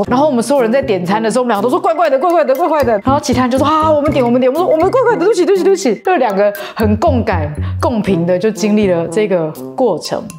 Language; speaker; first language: Chinese; native; Chinese